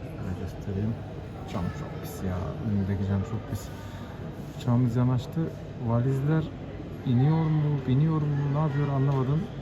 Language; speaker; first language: Turkish; native; Turkish